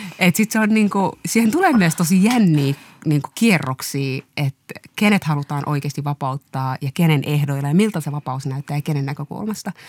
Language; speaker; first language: Finnish; early bilingual, other home language; Somali